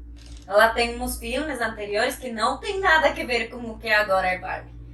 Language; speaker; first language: Portuguese; non-native, fluent; Spanish